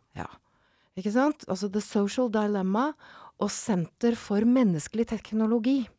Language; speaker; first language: Norwegian; native; Norwegian